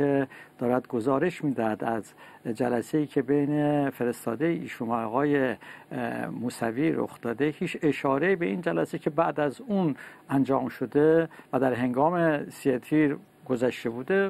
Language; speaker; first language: Persian; native; Persian